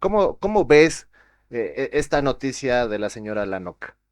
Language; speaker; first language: Spanish; native; Spanish